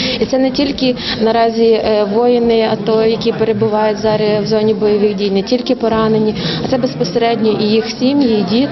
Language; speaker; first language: Ukrainian; native; Ukrainian